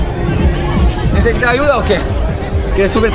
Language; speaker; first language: Spanish; non-native, learner; French